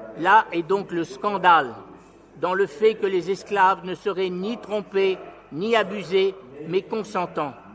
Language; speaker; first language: French; native; French